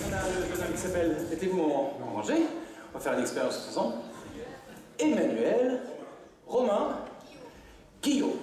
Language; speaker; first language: French; native; French